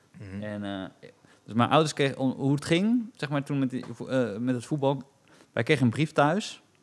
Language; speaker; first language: Dutch; native; Dutch